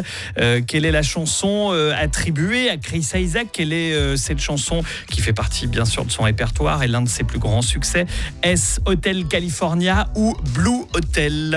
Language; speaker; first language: French; native; French